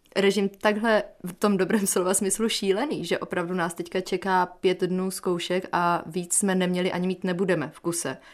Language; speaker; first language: Czech; native; Czech